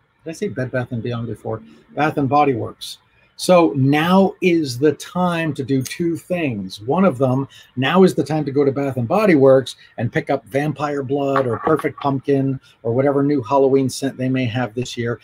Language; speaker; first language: English; native; English